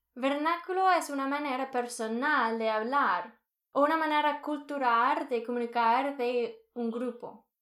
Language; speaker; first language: Spanish; non-native, fluent; English